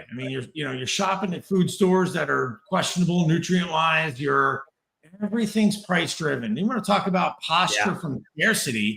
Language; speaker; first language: English; native; English